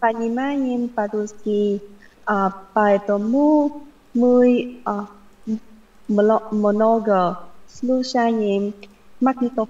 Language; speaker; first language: Russian; non-native, learner; Vietnamese